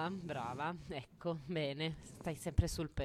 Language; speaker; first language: Italian; native; Italian